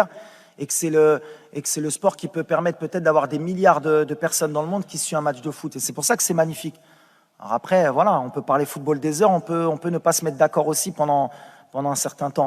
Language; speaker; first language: French; native; French